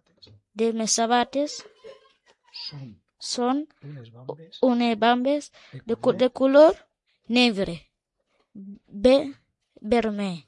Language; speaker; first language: Catalan; non-native, learner; Spanish